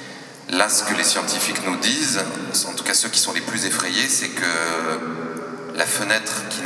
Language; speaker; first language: French; native; French